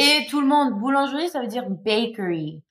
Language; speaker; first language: French; non-native, fluent; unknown